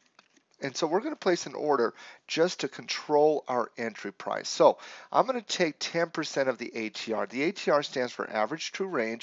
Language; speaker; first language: English; native; English